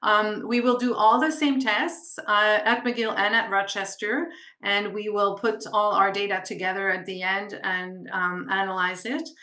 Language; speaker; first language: English; non-native, local second language; French